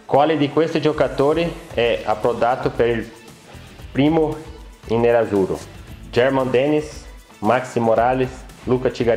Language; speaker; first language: Italian; non-native, fluent; Portuguese